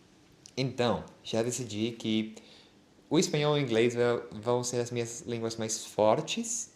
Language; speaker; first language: Portuguese; non-native, fluent; Spanish